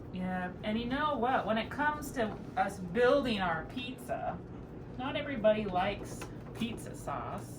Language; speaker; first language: English; native; English